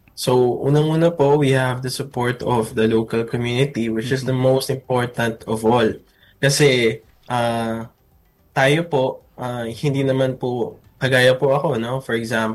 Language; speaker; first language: Filipino; native; Filipino